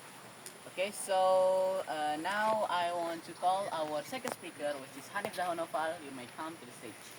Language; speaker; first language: English; non-native, learner; Indonesian